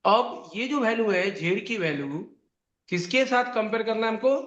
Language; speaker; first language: Hindi; non-native, local second language; Marathi